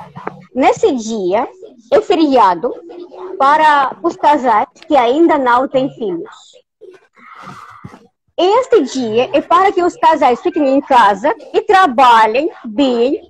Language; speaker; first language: Portuguese; non-native, fluent; Russian